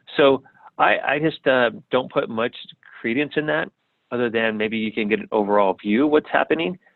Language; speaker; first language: English; native; English